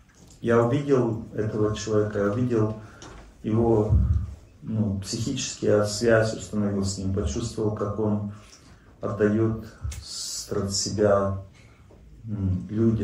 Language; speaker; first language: Russian; native; Russian